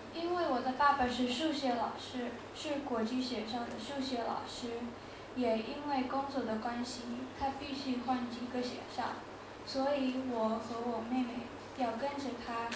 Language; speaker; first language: Chinese; non-native, learner; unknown